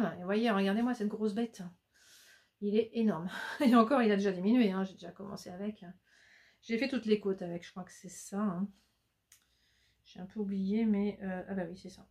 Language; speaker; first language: French; native; French